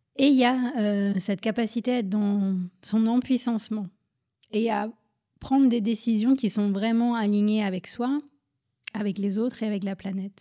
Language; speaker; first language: French; native; French